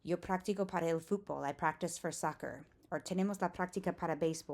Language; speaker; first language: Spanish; non-native, fluent; English